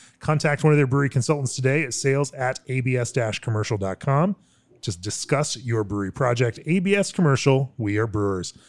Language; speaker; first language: English; native; English